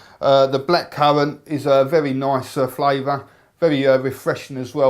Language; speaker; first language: English; native; English